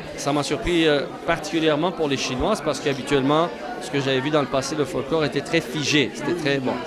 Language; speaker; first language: French; non-native, fluent; Persian